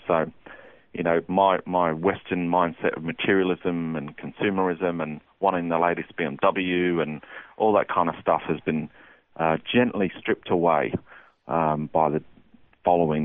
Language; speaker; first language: English; native; English